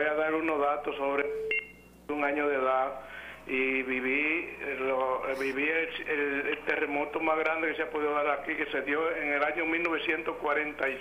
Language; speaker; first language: Spanish; native; Spanish